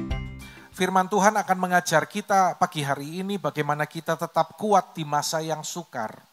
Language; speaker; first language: Indonesian; native; Indonesian